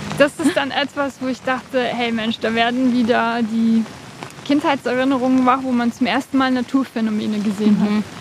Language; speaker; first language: German; early bilingual, other home language; Bosnian